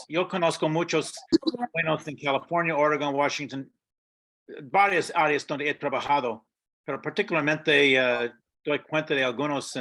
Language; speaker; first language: Spanish; non-native, fluent; English